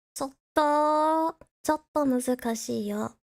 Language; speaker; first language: Japanese; non-native, learner; English